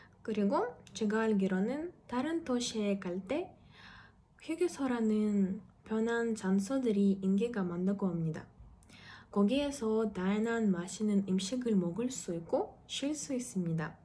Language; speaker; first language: Korean; non-native, learner; Russian